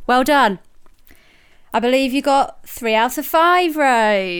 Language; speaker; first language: English; native; English